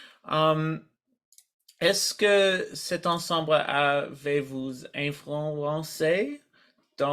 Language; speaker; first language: French; non-native, learner; English